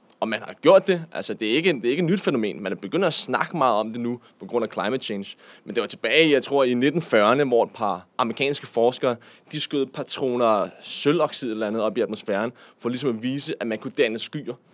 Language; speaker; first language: Danish; native; Danish